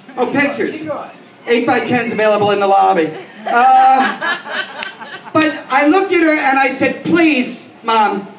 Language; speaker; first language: English; native; English